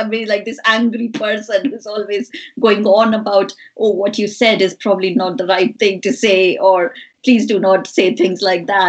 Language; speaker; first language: English; non-native, local second language; Hindi